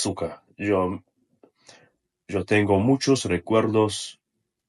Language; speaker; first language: Spanish; non-native, learner; Russian